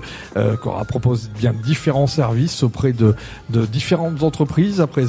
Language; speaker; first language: French; native; French